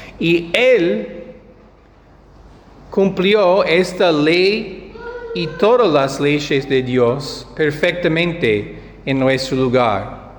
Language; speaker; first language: Spanish; non-native, fluent; English